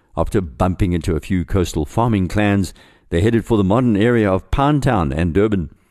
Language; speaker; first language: English; native; English